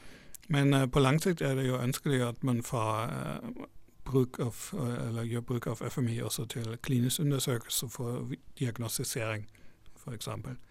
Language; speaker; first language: Norwegian; non-native, fluent; German